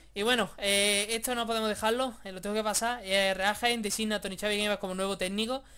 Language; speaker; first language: Spanish; native; Spanish